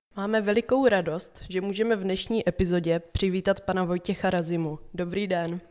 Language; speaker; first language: Czech; native; Czech